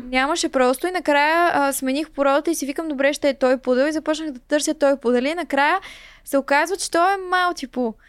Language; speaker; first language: Bulgarian; native; Bulgarian